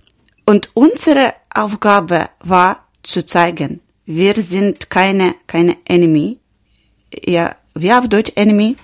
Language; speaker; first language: German; non-native, learner; Ukrainian